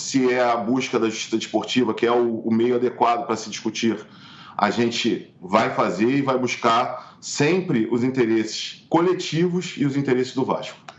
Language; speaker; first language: Portuguese; native; Portuguese